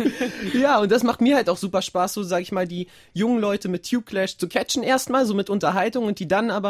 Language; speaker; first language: German; native; German